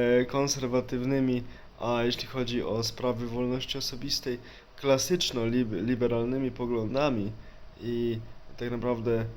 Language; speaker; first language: Polish; native; Polish